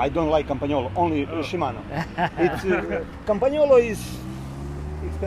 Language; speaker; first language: English; non-native, learner; Serbian